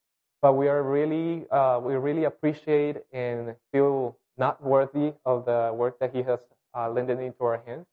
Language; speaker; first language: English; non-native, fluent; Spanish